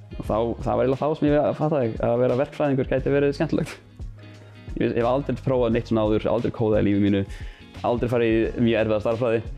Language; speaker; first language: Icelandic; native; Icelandic